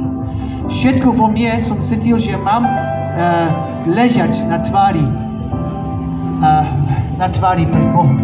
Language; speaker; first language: Slovak; non-native, learner; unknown